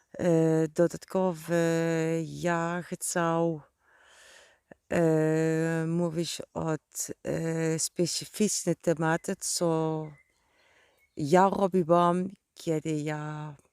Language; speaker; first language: Polish; non-native, learner; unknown